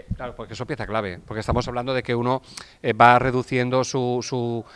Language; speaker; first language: Spanish; non-native, local second language; Catalan